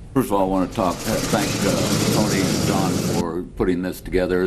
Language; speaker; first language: English; native; English